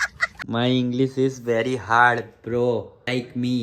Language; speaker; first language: English; non-native, learner; Gujarati